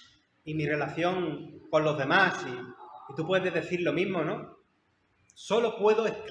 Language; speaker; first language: Spanish; native; Spanish